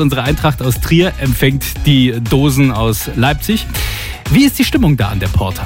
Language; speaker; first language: German; native; German